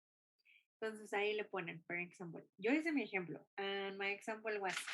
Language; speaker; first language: Spanish; non-native, fluent; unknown